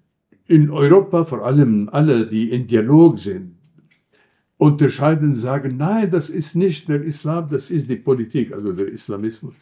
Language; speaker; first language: German; non-native, fluent; Arabic